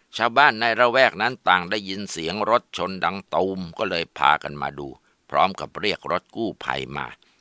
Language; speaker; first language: Thai; native; Thai